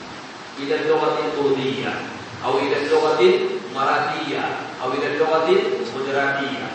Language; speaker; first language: Arabic; non-native, fluent; Urdu